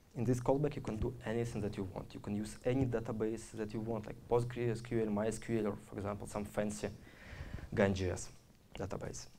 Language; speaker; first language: English; non-native, fluent; Russian